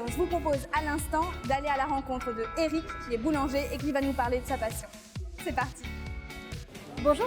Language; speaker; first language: French; native; French